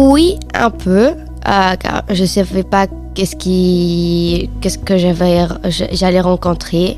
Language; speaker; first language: French; non-native, fluent; Spanish